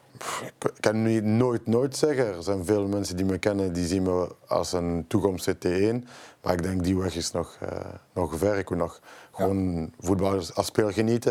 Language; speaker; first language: Dutch; non-native, local second language; French